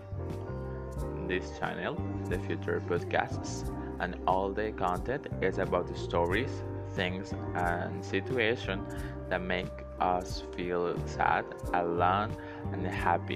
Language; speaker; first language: English; non-native, learner; Spanish